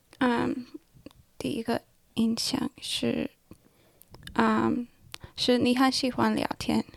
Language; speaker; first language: Chinese; non-native, learner; English